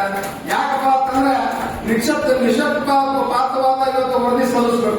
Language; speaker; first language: Kannada; native; Kannada